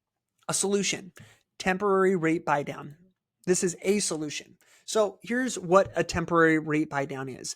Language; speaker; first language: English; native; English